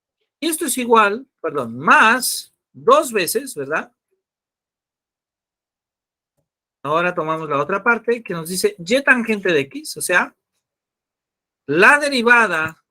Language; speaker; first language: Spanish; native; Spanish